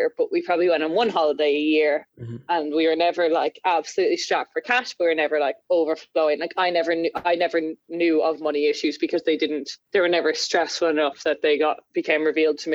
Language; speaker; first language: English; native; English